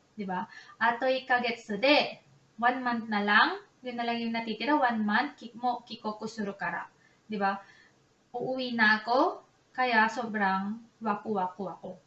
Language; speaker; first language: Filipino; native; Filipino